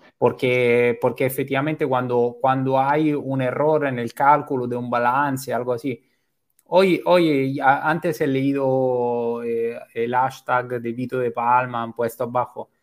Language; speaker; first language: Spanish; non-native, fluent; Italian